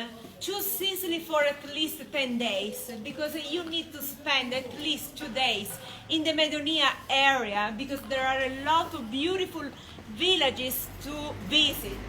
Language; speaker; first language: English; non-native, fluent; Italian